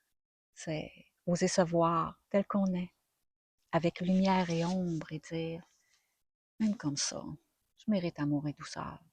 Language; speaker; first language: French; native; French